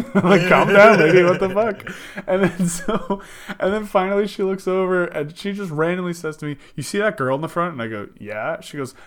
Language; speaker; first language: English; native; English